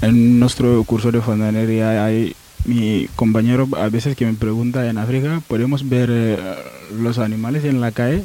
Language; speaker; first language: Spanish; non-native, learner; Wolof